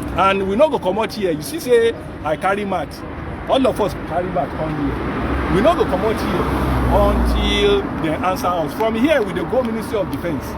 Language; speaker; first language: Nigerian Pidgin; non-native, local second language; Yoruba